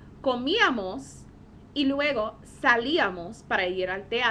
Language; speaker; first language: Spanish; non-native, fluent; English